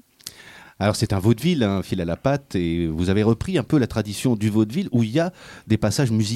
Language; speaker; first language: French; native; French